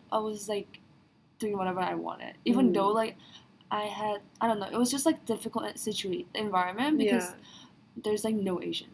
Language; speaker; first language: English; non-native, fluent; Korean